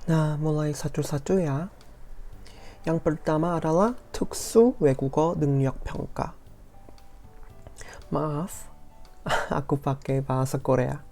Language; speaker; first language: Indonesian; non-native, fluent; Korean